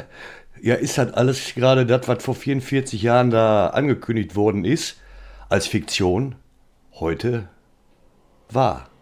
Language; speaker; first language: German; native; German